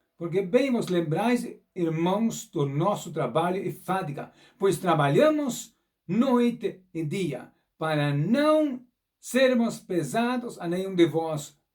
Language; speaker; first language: Portuguese; non-native, fluent; German